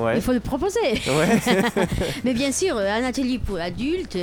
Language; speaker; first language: French; non-native, fluent; Spanish